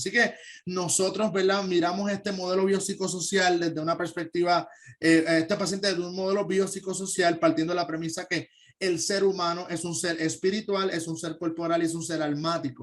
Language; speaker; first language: Spanish; native; Spanish